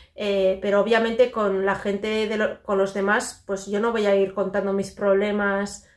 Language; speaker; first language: Spanish; native; Spanish